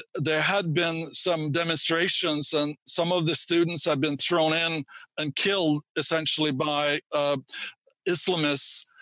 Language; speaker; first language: English; non-native, fluent; Swedish